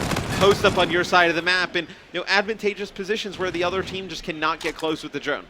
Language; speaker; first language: English; native; English